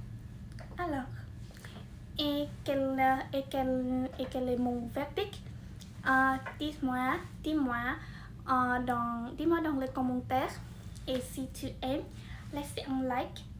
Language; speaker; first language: French; non-native, fluent; Vietnamese